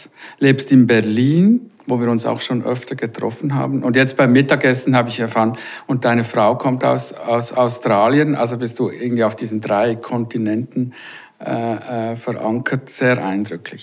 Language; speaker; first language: German; native; German